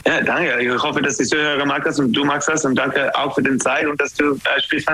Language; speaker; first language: German; non-native, learner; English